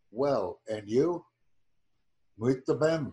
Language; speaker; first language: Portuguese; non-native, learner; English